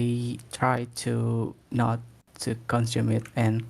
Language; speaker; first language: English; non-native, learner; Indonesian